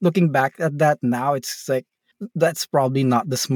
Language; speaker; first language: English; non-native, local second language; Filipino